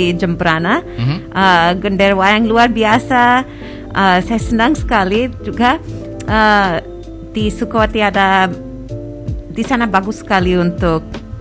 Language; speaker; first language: Indonesian; non-native, fluent; English